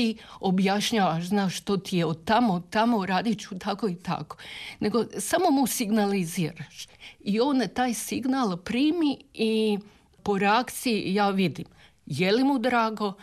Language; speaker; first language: Serbian; native; Serbian